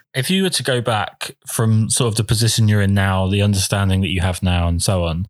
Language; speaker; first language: English; native; English